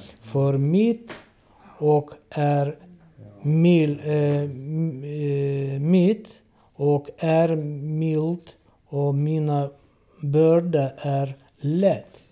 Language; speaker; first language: Swedish; non-native, learner; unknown